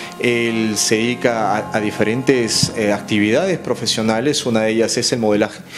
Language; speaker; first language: Spanish; native; Spanish